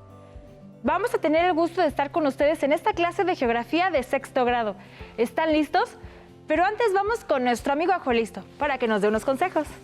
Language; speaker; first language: Spanish; native; Spanish